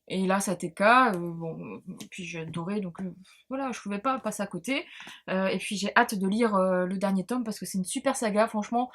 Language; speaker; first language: French; native; French